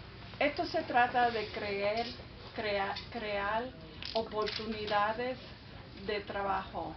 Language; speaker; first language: Spanish; early bilingual, heritage; Spanish